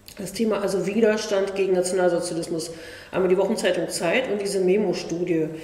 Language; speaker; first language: German; native; German